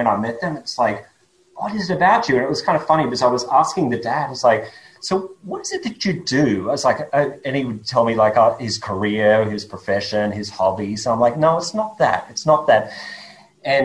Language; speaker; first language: English; native; English